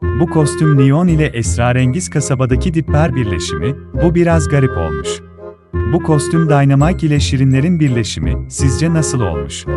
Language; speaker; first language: Turkish; native; Turkish